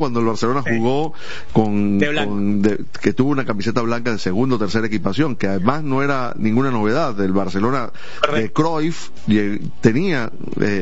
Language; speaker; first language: Spanish; native; Spanish